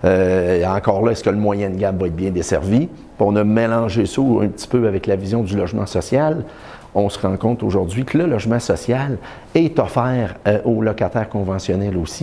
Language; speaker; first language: French; native; French